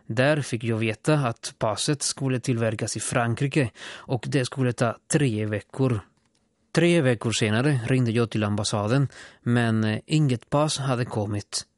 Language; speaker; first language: Swedish; non-native, fluent; Spanish